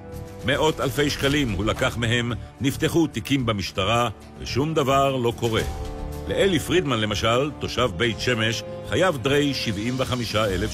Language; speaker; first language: Hebrew; native; Hebrew